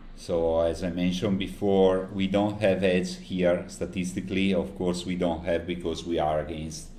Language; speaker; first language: English; non-native, fluent; Italian